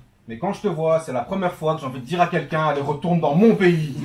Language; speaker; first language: French; early bilingual, other home language; Turkish